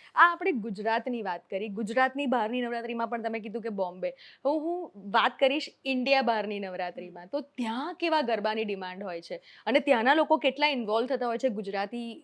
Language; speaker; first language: Gujarati; native; Gujarati